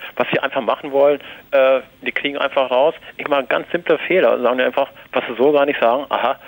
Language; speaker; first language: German; non-native, fluent; Spanish